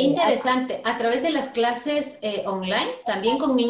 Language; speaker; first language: Spanish; native; Spanish